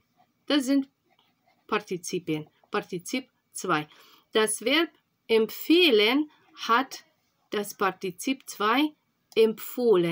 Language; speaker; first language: German; non-native, fluent; Russian